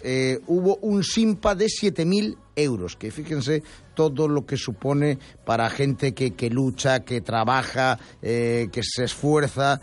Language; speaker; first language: Spanish; native; Spanish